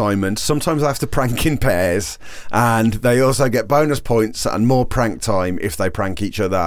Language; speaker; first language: English; native; English